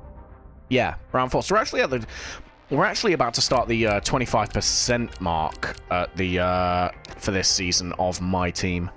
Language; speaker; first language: English; native; English